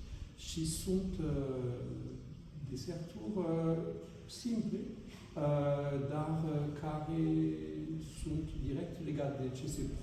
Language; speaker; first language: Romanian; non-native, fluent; French